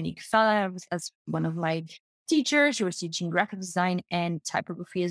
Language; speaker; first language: English; non-native, fluent; French